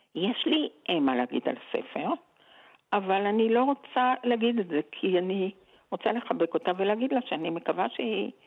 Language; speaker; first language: Hebrew; native; Hebrew